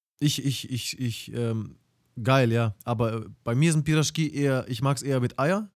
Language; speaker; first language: German; early bilingual, other home language; Russian